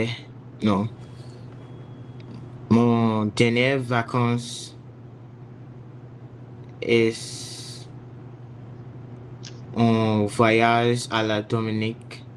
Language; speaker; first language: French; non-native, learner; English